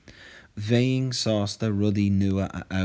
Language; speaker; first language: Irish; non-native, local second language; English